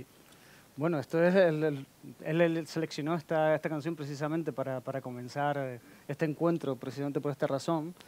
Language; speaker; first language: Spanish; native; Spanish